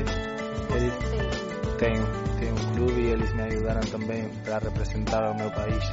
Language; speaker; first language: Portuguese; non-native, learner; Spanish